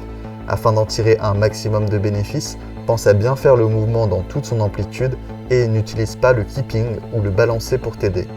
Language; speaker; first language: French; native; French